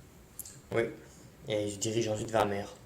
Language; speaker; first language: French; native; French